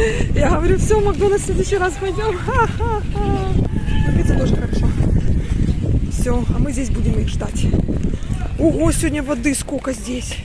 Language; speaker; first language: Russian; native; Russian